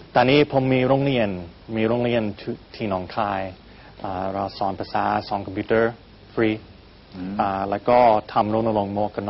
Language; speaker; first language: Thai; non-native, learner; English